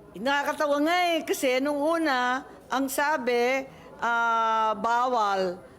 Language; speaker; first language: Filipino; native; Filipino